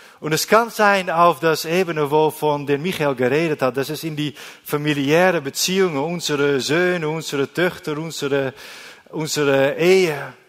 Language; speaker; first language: German; non-native, learner; Dutch